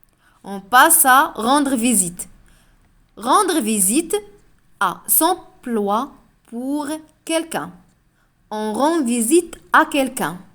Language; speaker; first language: French; non-native, local second language; Arabic